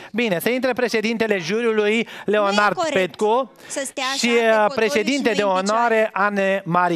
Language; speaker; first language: Romanian; native; Romanian